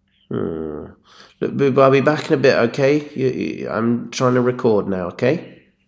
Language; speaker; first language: English; native; English